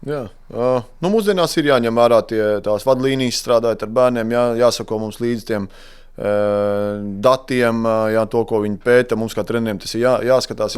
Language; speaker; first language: Latvian; native; Latvian